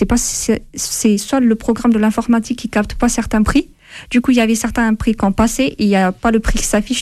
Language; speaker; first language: French; non-native, fluent; Amharic